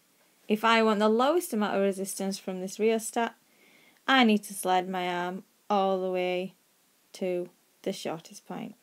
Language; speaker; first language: English; native; English